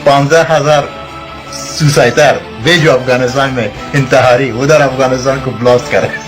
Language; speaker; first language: Hindi; non-native, fluent; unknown